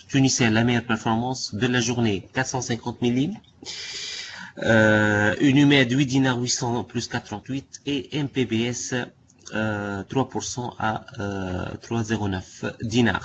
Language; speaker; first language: French; non-native, local second language; Arabic